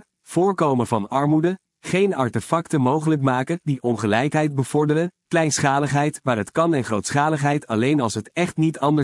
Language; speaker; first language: Dutch; native; Dutch